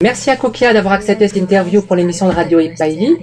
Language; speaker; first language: French; native; French